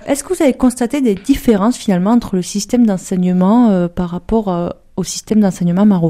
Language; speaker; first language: French; native; French